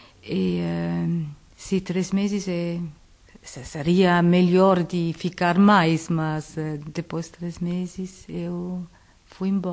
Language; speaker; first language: Portuguese; non-native, learner; Italian